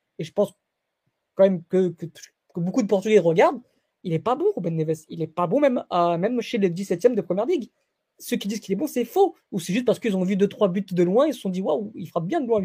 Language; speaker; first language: French; early bilingual, other home language; Portuguese